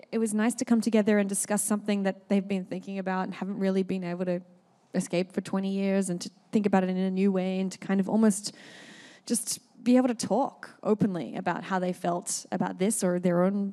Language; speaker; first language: English; native; English